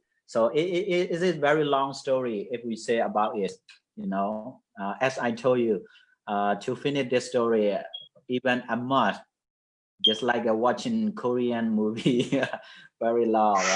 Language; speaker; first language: English; non-native, fluent; Mon